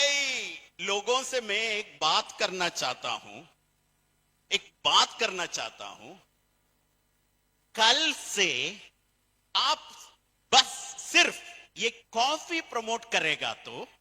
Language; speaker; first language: Hindi; non-native, fluent; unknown